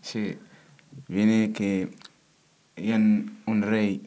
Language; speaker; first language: Spanish; non-native, learner; Berber languages